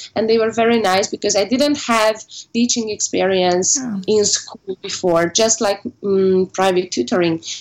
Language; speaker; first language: English; non-native, fluent; Hungarian